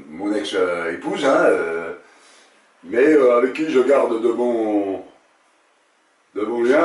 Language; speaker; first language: French; native; French